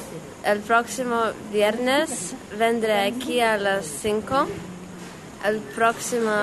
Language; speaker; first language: Spanish; non-native, learner; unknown